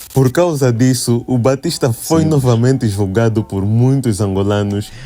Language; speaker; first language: Portuguese; native; Portuguese